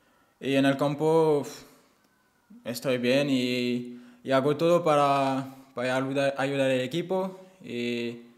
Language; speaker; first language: Spanish; non-native, fluent; French